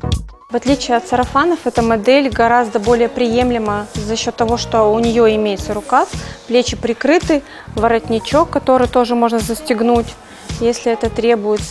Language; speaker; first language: Russian; native; Russian